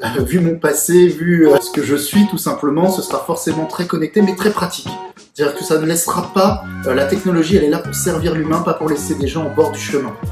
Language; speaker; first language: French; early bilingual, other home language; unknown